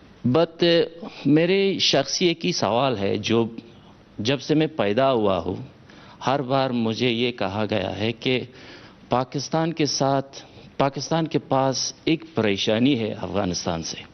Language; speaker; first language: Hindi; non-native, fluent; Persian